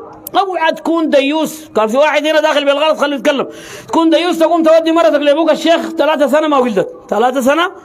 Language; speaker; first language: Arabic; native; Arabic